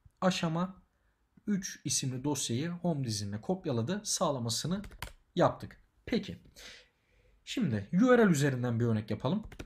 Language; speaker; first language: Turkish; native; Turkish